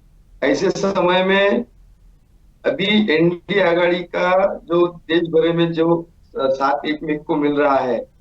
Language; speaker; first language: Hindi; non-native, local second language; Marathi